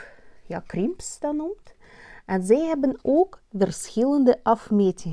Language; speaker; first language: Dutch; non-native, learner; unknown